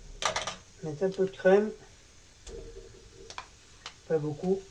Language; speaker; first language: French; native; French